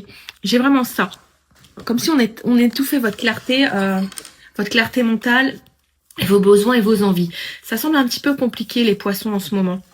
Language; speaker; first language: French; native; French